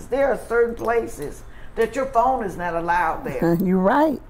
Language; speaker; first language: English; native; English